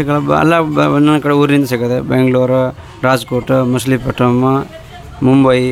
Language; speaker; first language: Kannada; non-native, local second language; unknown